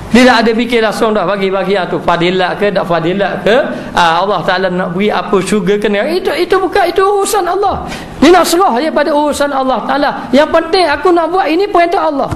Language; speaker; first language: Malay; native; Malay